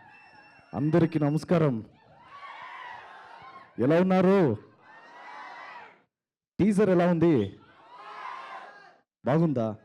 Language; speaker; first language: Telugu; non-native, learner; Kannada